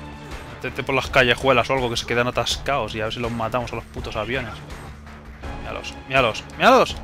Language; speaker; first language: Spanish; native; Spanish